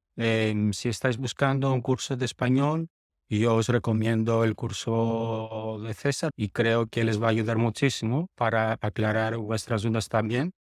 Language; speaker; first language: Spanish; non-native, fluent; Greek